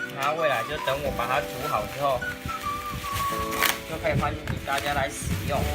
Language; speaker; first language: Chinese; native; Chinese